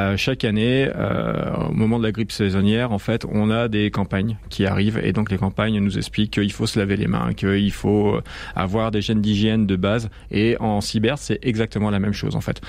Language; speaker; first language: French; native; French